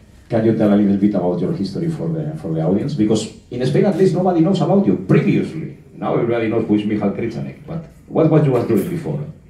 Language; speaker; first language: English; non-native, fluent; Spanish